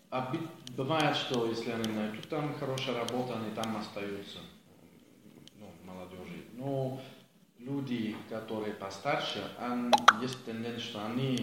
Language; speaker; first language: Russian; non-native, learner; Dutch